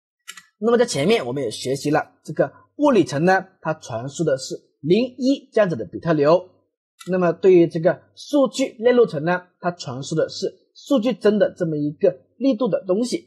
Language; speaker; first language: Chinese; native; Chinese